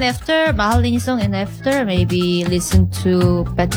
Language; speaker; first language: English; non-native, learner; Korean